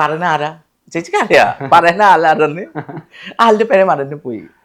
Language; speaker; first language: Malayalam; non-native, local second language; Assamese